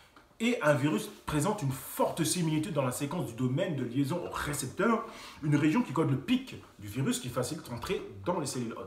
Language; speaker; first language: French; native; French